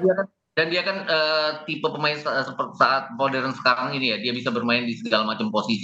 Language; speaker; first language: Indonesian; native; Indonesian